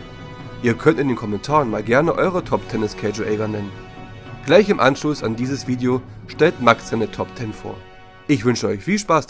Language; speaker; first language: German; native; German